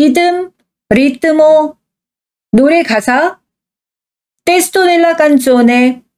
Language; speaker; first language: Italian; non-native, fluent; Korean